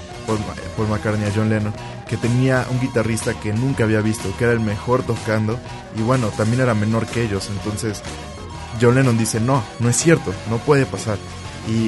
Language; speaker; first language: Spanish; native; Spanish